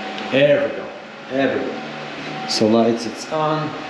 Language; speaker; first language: English; non-native, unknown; Russian